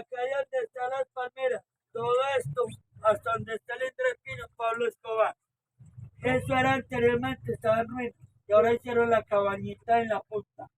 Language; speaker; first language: Spanish; native; Spanish